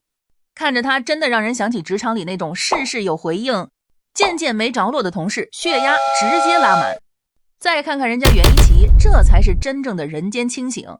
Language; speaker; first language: Chinese; native; Chinese